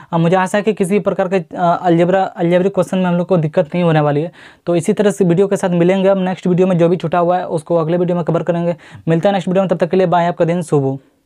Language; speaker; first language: Hindi; native; Hindi